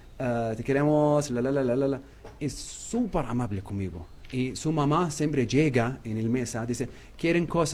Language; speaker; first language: Spanish; non-native, learner; Arabic